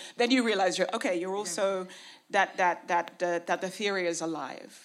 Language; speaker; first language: English; native; English